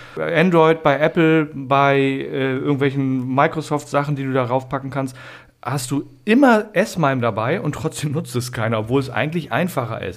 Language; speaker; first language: German; native; German